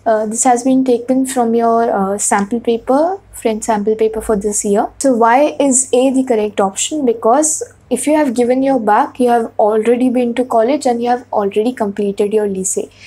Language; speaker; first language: English; non-native, local second language; Hindi